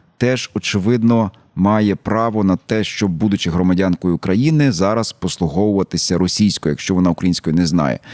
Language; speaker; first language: Ukrainian; native; Ukrainian